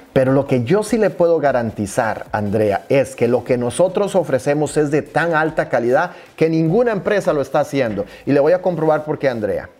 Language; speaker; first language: Spanish; native; Spanish